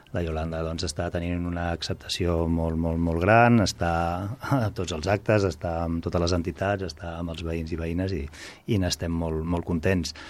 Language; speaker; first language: Catalan; native; Catalan